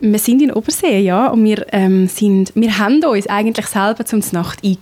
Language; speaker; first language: German; native; German